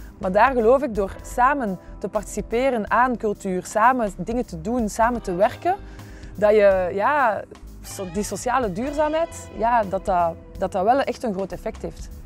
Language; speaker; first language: Dutch; native; Dutch